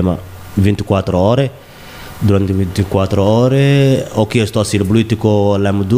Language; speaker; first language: Italian; non-native, learner; Somali